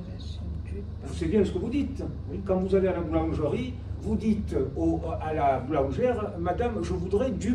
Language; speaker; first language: French; native; French